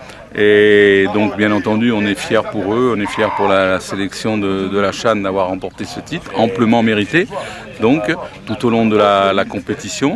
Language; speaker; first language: French; non-native, local second language; Lingala